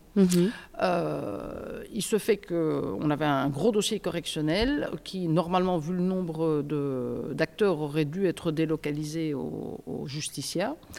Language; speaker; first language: French; native; French